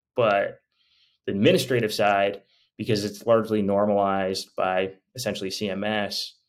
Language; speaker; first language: English; native; English